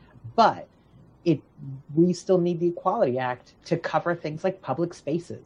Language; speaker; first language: English; native; English